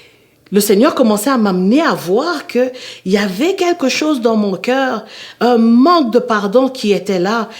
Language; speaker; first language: French; native; French